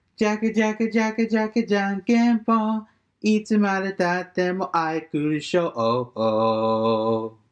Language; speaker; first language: Japanese; non-native, learner; English